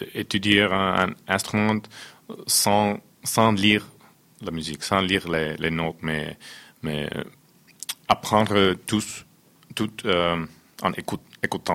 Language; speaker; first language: French; non-native, fluent; Finnish